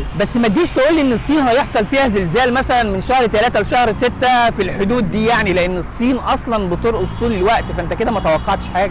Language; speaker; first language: Arabic; native; Arabic